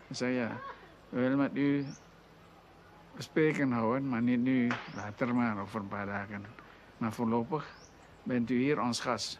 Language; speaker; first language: Dutch; non-native, local second language; Indonesian